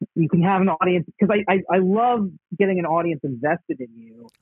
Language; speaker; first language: English; native; English